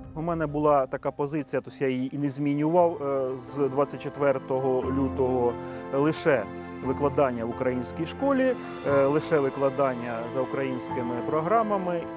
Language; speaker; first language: Ukrainian; native; Ukrainian